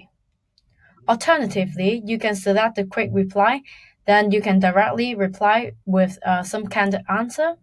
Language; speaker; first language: English; non-native, fluent; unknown